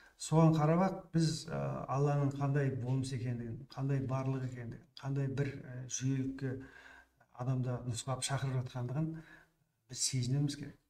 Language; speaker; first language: Kazakh; native; Kazakh